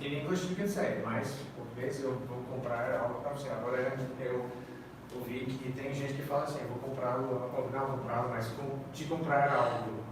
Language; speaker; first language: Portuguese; non-native, fluent; English